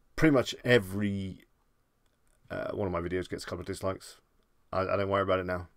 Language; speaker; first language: English; native; English